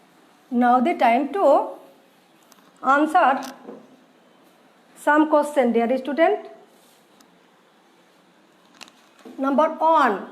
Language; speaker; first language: English; non-native, learner; Bangla